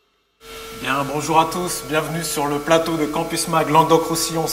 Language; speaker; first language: French; native; French